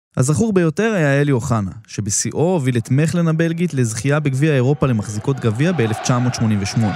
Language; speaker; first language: Hebrew; native; Hebrew